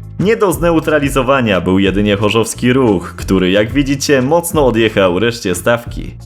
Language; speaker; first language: Polish; native; Polish